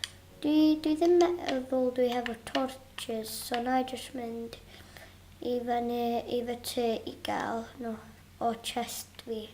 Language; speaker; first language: Welsh; non-native, local second language; English